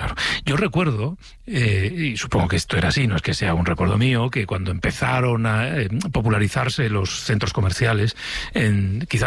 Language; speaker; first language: Spanish; native; Spanish